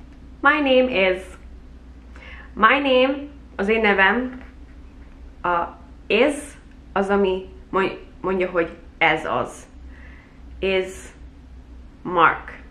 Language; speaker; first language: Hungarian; early bilingual, heritage; Hungarian